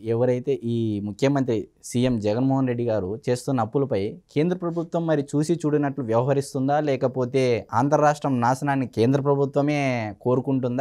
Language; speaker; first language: Telugu; native; Telugu